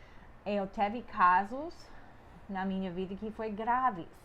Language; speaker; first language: Portuguese; non-native, fluent; English